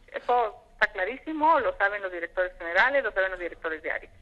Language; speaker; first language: Spanish; native; Spanish